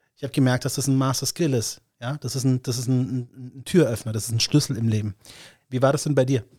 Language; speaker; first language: German; early bilingual, other home language; Tigrinya